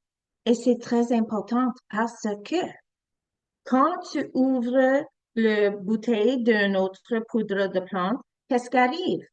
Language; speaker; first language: French; non-native, learner; English